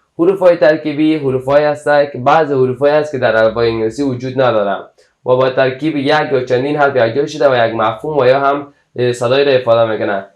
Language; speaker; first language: Persian; native; Persian